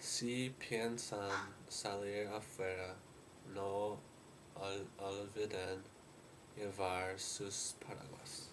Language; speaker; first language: Spanish; non-native, learner; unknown